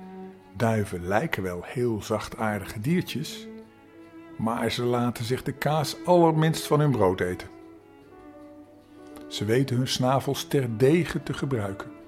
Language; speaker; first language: Dutch; native; Dutch